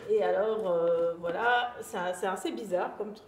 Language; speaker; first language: French; native; French